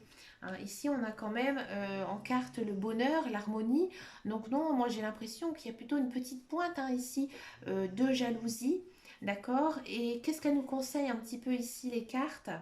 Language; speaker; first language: French; native; French